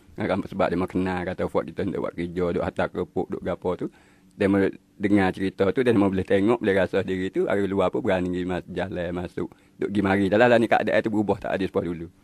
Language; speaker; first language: Malay; native; Malay